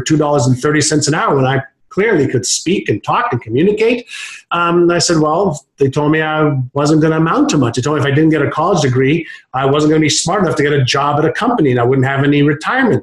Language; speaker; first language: English; non-native, fluent; Hebrew